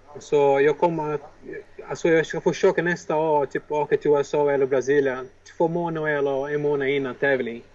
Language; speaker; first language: Swedish; non-native, fluent; Portuguese